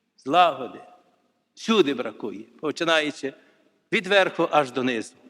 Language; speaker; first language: Ukrainian; native; Ukrainian